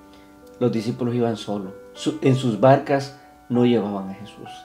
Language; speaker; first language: Spanish; native; Spanish